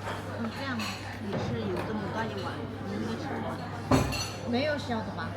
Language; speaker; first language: Chinese; non-native, fluent; Korean